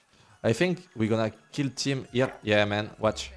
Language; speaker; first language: English; non-native, learner; French